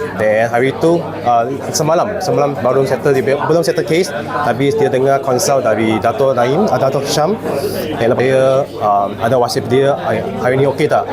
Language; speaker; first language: Malay; non-native, local second language; Chinese